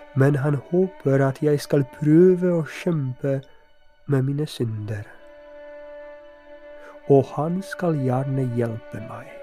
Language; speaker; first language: Norwegian; non-native, fluent; Polish